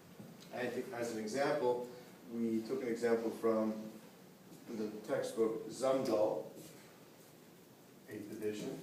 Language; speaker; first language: English; native; English